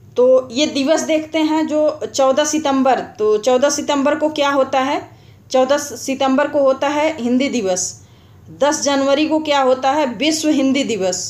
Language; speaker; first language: Hindi; native; Hindi